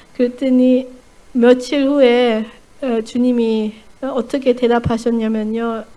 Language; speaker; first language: Korean; non-native, fluent; German